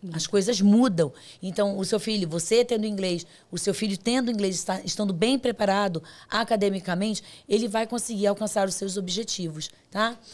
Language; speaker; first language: Portuguese; native; Portuguese